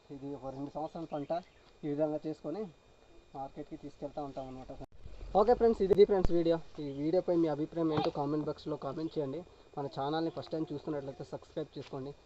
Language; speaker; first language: Telugu; non-native, local second language; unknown